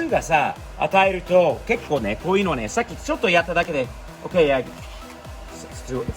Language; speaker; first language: Japanese; non-native, fluent; English